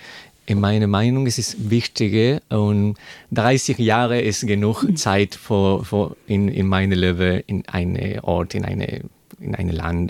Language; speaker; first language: German; non-native, learner; Spanish